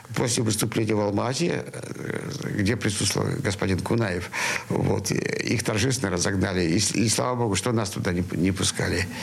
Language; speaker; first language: Russian; native; Russian